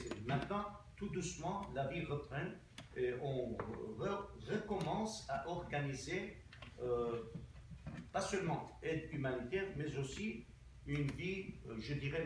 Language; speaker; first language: French; non-native, fluent; Armenian